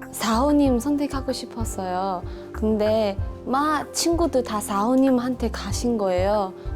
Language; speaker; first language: Korean; non-native, fluent; Chinese